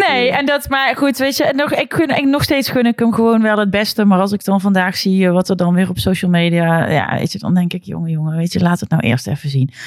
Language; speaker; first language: Dutch; native; Dutch